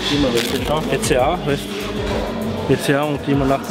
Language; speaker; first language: German; non-native, learner; Armenian